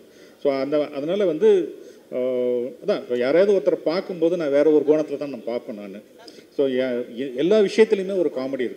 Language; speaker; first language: Tamil; native; Tamil